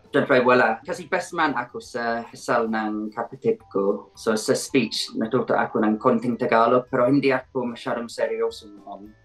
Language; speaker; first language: Filipino; non-native, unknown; English